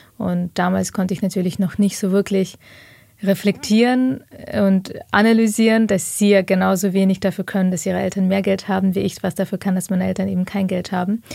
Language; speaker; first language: German; early bilingual, other home language; Russian